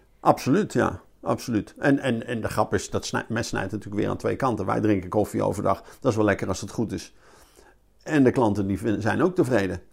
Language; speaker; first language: Dutch; native; Dutch